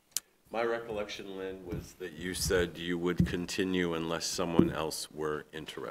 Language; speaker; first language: English; native; English